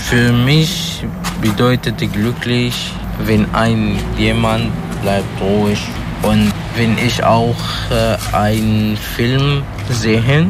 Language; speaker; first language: German; non-native, learner; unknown